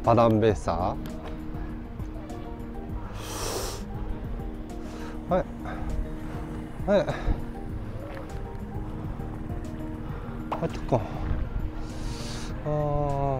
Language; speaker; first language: Thai; non-native, learner; Japanese